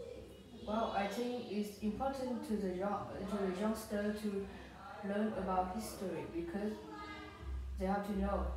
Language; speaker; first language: English; non-native, learner; Vietnamese